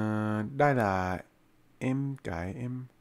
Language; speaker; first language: Vietnamese; non-native, learner; English